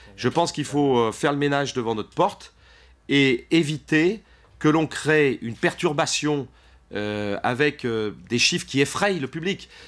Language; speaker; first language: French; native; French